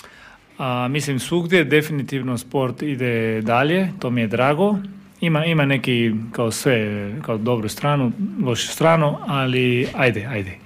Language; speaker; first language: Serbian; non-native, learner; Spanish